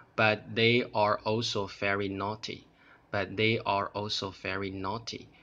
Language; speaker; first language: English; non-native, fluent; Chinese